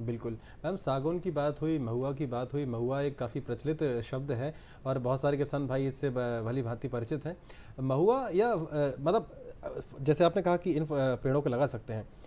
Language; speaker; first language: Hindi; native; Hindi